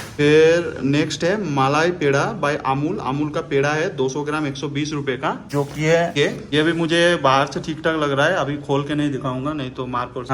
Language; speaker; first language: Hindi; non-native, local second language; Bangla